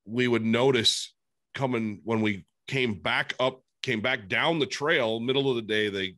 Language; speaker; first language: English; native; English